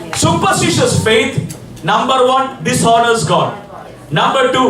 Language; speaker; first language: English; non-native, local second language; Hindi